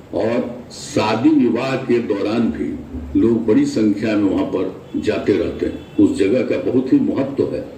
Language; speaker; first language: Hindi; native; Hindi